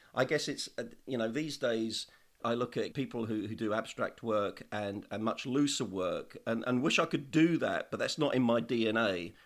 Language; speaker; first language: English; native; English